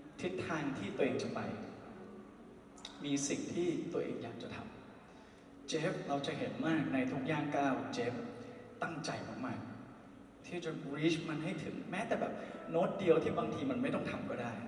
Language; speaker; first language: Thai; native; Thai